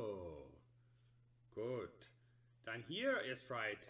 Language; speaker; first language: German; non-native, learner; English